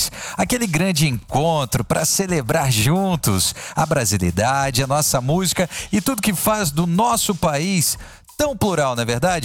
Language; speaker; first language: Portuguese; native; Portuguese